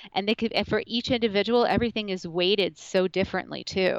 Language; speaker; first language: English; native; English